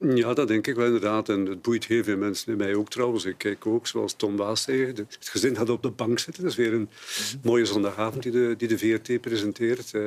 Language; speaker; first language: Dutch; native; Dutch